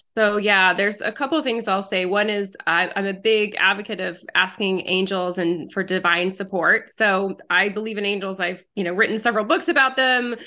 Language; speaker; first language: English; early bilingual, other home language; French